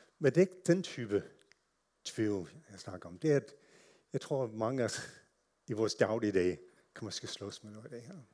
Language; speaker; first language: Danish; non-native, fluent; English